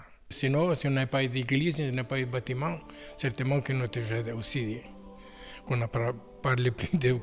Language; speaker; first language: French; non-native, fluent; Ukrainian